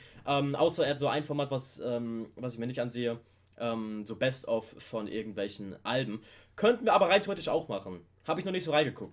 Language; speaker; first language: German; native; German